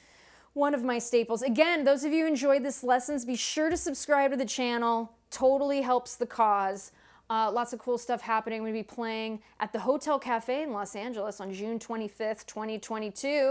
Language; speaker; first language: English; native; English